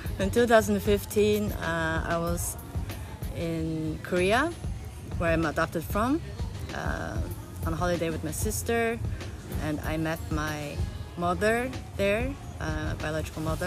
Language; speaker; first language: English; non-native, fluent; Faroese